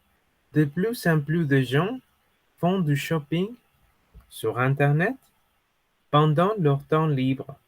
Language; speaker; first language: French; non-native, fluent; Spanish